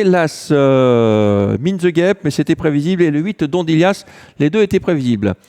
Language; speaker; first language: French; native; French